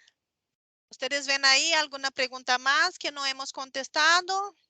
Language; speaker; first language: Spanish; non-native, fluent; Portuguese